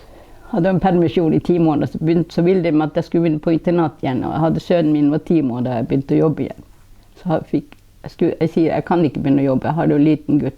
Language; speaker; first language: Norwegian; non-native, local second language; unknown